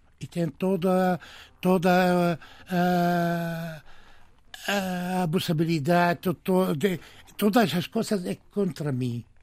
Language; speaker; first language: Portuguese; non-native, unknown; Arabic